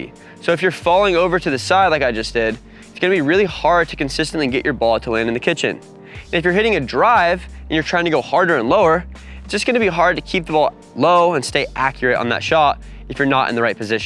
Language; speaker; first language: English; native; English